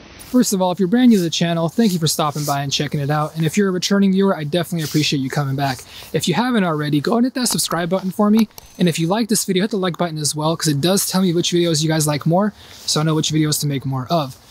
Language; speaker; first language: English; native; English